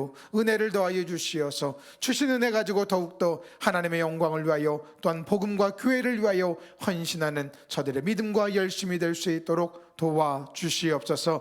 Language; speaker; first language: Korean; native; Korean